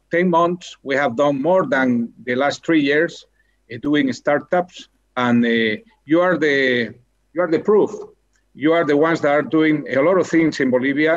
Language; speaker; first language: English; non-native, fluent; Spanish